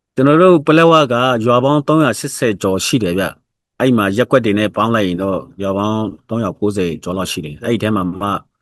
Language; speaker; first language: Burmese; non-native, local second language; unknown